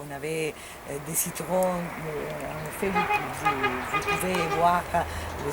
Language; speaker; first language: French; non-native, fluent; Italian